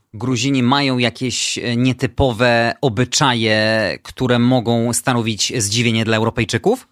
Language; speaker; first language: Polish; native; Polish